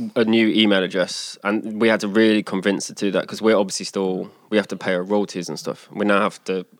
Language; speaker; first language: English; native; English